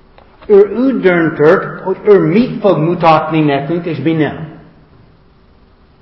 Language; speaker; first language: Hungarian; non-native, learner; English